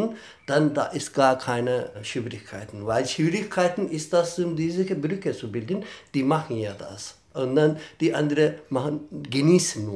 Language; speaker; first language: German; non-native, fluent; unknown